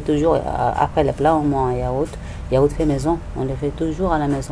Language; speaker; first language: French; non-native, learner; Tibetan